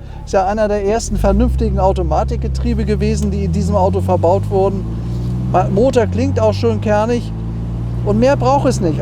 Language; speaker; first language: German; native; German